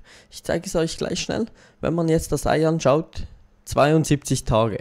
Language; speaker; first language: German; native; German